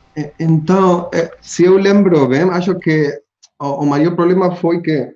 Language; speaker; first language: Portuguese; non-native, learner; Spanish